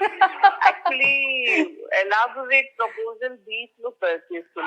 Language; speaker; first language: Telugu; non-native, learner; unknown